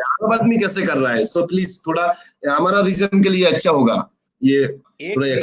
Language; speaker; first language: Hindi; non-native, fluent; Bangla